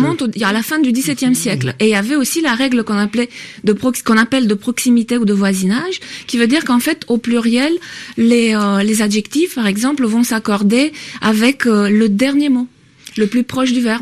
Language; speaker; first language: French; native; French